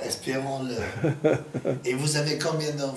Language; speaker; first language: French; non-native, fluent; English